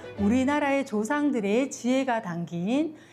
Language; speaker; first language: Korean; native; Korean